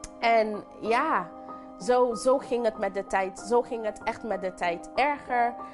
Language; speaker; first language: Dutch; non-native, local second language; English